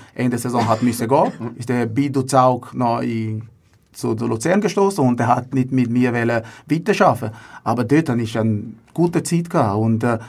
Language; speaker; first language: German; non-native, fluent; Portuguese